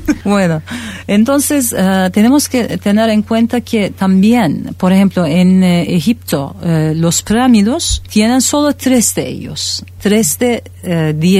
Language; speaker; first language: Spanish; non-native, fluent; Turkish